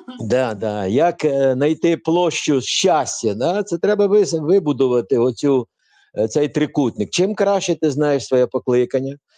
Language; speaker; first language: Ukrainian; non-native, local second language; Russian